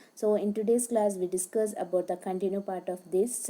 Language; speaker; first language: English; non-native, local second language; Kannada